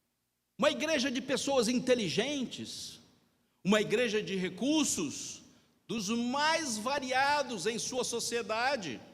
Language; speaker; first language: Portuguese; native; Portuguese